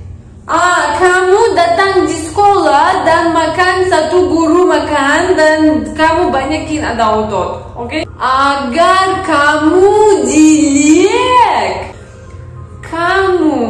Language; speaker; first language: Indonesian; non-native, learner; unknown